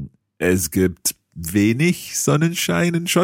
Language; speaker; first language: German; non-native, learner; English